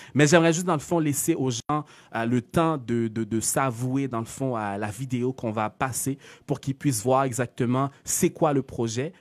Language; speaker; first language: French; native; French